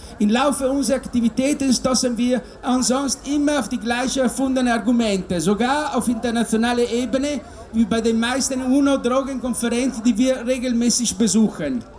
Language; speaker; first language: German; non-native, learner; Italian